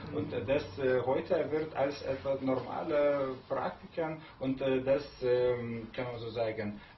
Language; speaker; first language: German; non-native, learner; Lithuanian